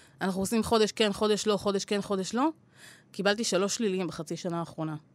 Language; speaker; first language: Hebrew; native; Hebrew